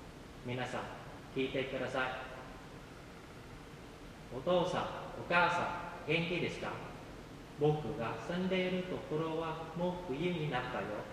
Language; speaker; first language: Japanese; non-native, fluent; Vietnamese